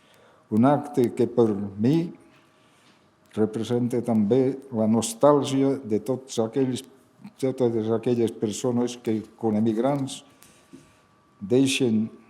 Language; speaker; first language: Catalan; early bilingual, heritage; Catalan